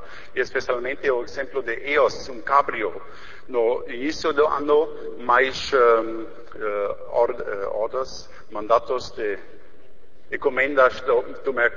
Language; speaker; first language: Portuguese; non-native, learner; German